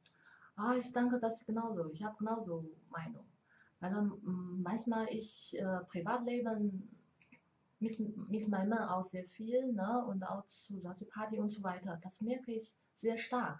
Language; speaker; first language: German; non-native, learner; Chinese